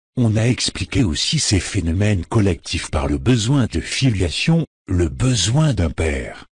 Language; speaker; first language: French; native; French